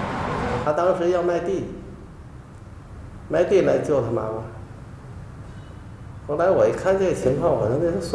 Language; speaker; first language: Chinese; native; Chinese